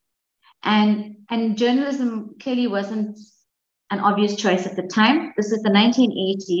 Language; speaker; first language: English; native; English